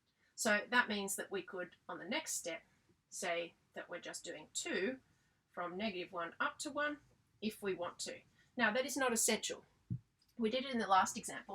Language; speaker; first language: English; native; English